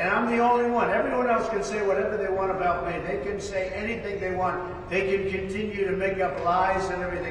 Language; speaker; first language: English; native; English